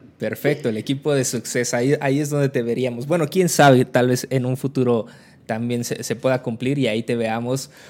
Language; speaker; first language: Spanish; native; Spanish